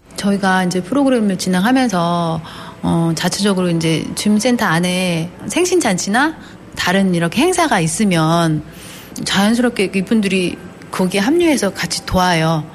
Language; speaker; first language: Korean; native; Korean